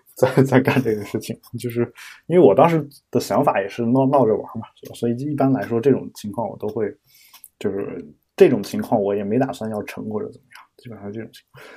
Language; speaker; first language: Chinese; native; Chinese